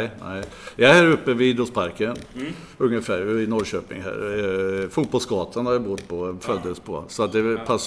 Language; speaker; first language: Swedish; native; Swedish